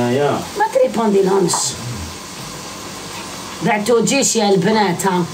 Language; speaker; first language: Arabic; native; Arabic